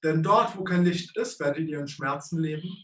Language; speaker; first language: German; native; German